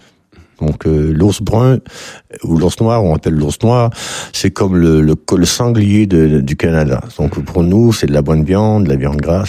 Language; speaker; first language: French; native; French